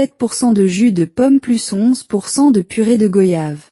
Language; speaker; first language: French; non-native, learner; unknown